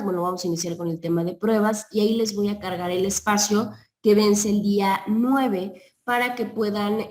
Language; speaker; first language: Spanish; native; Spanish